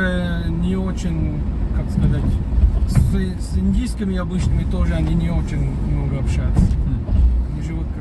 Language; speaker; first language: Russian; non-native, fluent; Hindi